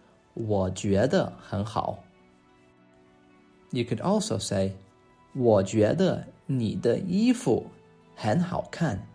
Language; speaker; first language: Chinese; non-native, fluent; English